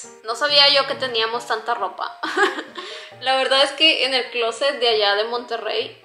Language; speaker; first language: Spanish; native; Spanish